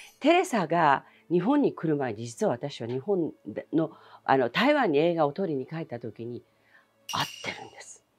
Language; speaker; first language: Japanese; early bilingual, other home language; Chinese